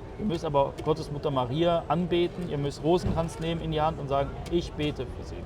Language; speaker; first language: German; early bilingual, other home language; Polish